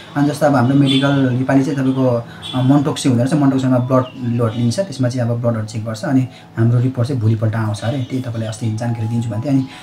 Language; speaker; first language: Nepali; non-native, local second language; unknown